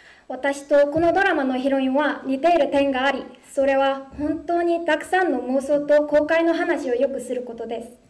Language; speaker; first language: Japanese; non-native, fluent; Korean